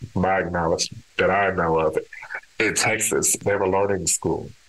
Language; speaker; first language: English; native; English